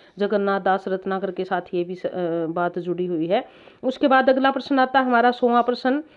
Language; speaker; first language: Hindi; native; Hindi